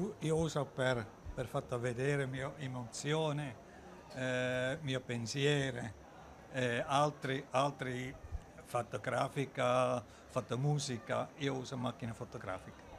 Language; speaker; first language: Italian; non-native, learner; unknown